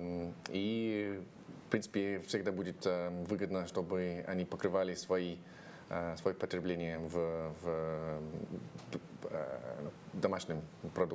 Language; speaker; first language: Russian; non-native, fluent; English